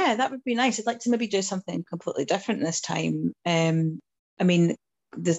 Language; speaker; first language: English; native; English